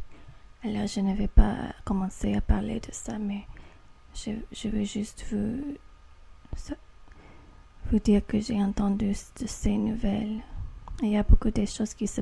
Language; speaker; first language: French; non-native, learner; English